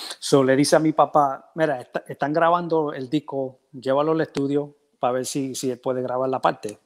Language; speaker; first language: Spanish; early bilingual, heritage; Spanish